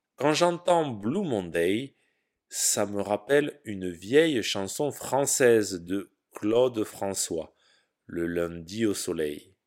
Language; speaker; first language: French; native; French